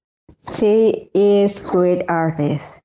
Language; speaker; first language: English; non-native, learner; Indonesian